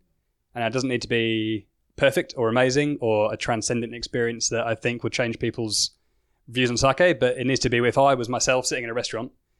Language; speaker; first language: English; native; English